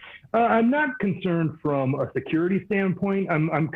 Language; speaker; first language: English; native; English